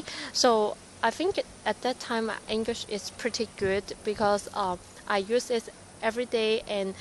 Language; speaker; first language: English; non-native, learner; Cantonese